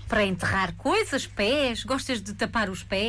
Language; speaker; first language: Portuguese; native; Portuguese